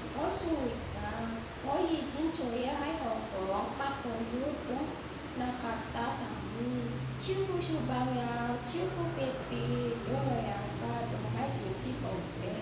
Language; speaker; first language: Cantonese; non-native, learner; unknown